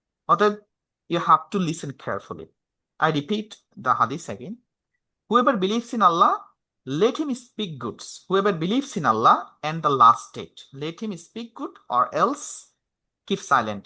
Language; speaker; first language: English; non-native, local second language; Bangla